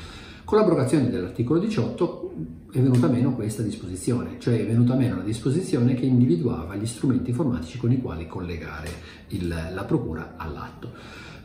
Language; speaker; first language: Italian; native; Italian